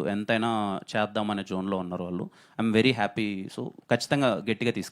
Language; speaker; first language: Telugu; native; Telugu